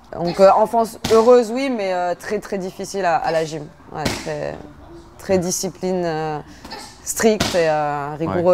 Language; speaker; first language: French; native; French